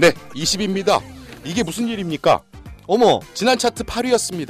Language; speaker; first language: Korean; native; Korean